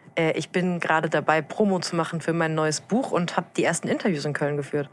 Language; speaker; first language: German; native; German